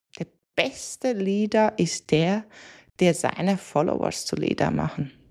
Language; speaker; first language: German; non-native, fluent; Latvian